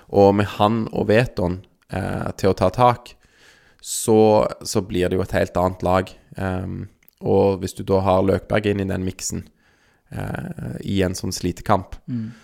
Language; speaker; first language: Norwegian; native; Norwegian